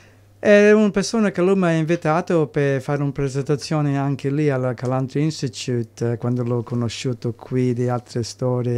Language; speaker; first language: Italian; early bilingual, heritage; English